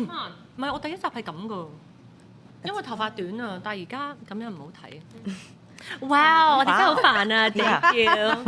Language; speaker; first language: Cantonese; native; Cantonese